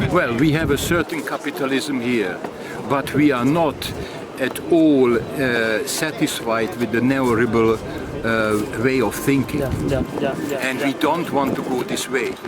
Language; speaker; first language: English; non-native, fluent; Hungarian